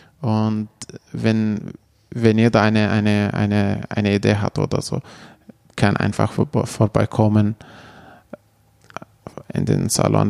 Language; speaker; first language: German; non-native, learner; Arabic